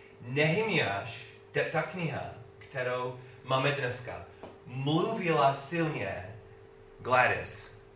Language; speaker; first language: Czech; non-native, learner; English